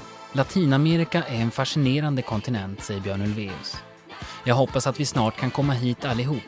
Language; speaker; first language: Swedish; native; Swedish